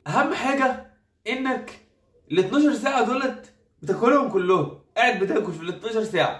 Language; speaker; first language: Arabic; native; Arabic